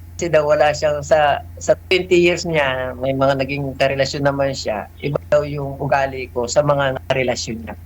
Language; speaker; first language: Filipino; native; Filipino